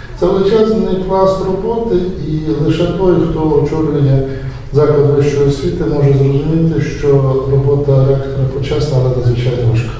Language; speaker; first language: Ukrainian; native; Ukrainian